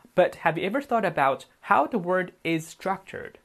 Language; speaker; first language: English; non-native, fluent; Chinese